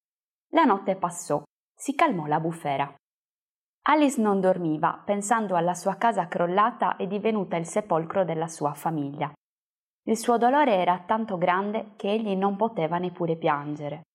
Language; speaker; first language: Italian; native; Italian